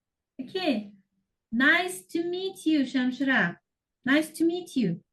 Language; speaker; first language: English; non-native, fluent; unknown